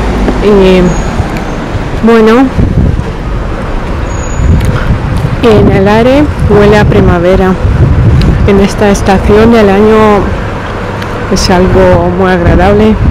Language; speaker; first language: Spanish; non-native, fluent; Russian